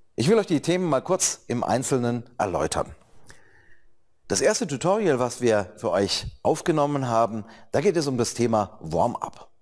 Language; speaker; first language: German; native; German